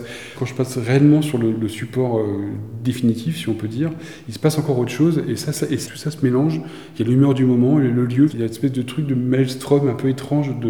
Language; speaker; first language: French; native; French